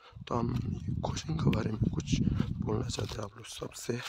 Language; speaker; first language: Hindi; non-native, local second language; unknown